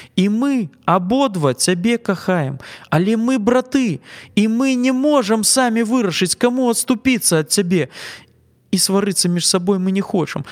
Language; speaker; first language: Belarusian; native; Belarusian